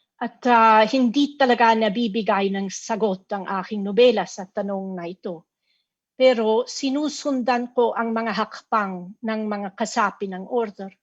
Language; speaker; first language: Filipino; non-native, fluent; German